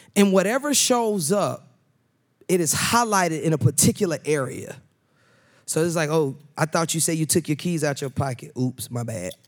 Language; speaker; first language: English; native; English